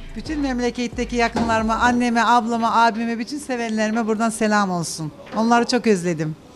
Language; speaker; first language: Turkish; native; Turkish